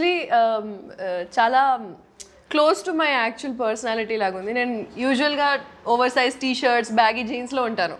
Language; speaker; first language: Telugu; non-native, local second language; Urdu